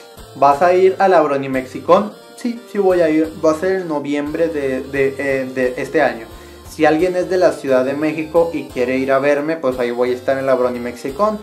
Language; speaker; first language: Spanish; native; Spanish